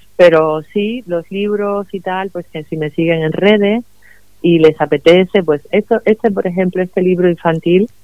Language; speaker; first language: Spanish; native; Spanish